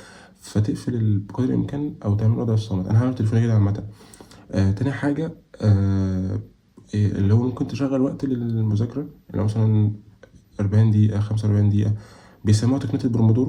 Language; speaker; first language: Arabic; native; Arabic